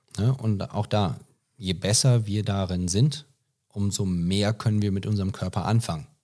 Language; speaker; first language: German; non-native, fluent; English